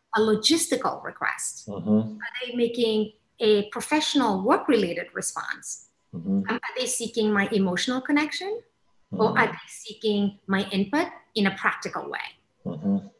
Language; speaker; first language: English; non-native, local second language; Somali